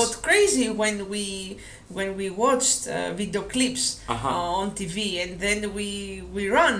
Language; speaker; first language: English; non-native, fluent; Greek